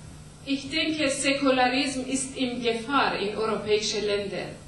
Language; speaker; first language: German; non-native, learner; Persian